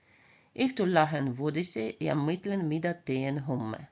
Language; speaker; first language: Estonian; non-native, local second language; Russian